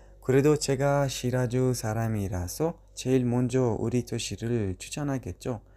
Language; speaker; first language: Korean; non-native, fluent; Persian